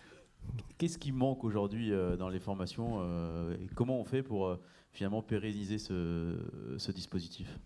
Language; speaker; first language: French; native; French